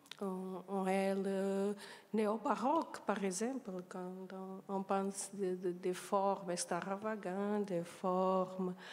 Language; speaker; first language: French; non-native, learner; Portuguese